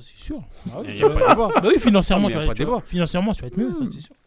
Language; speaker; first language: French; native; French